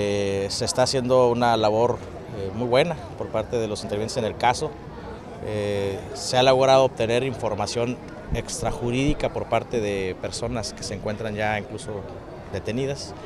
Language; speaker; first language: Spanish; native; Spanish